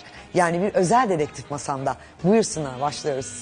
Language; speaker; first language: Turkish; native; Turkish